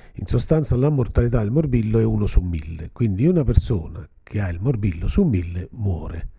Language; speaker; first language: Italian; native; Italian